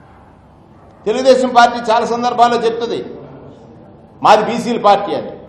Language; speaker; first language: Telugu; native; Telugu